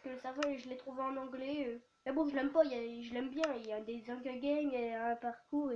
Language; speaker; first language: French; native; French